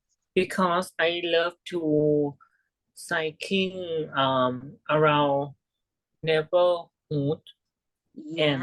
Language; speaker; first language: English; non-native, learner; Thai